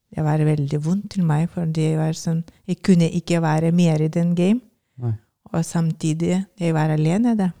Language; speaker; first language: Norwegian; non-native, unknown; Lithuanian